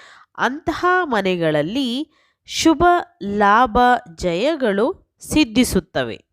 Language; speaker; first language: Kannada; native; Kannada